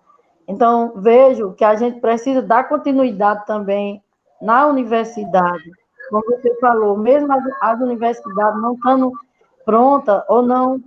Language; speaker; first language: Portuguese; native; Portuguese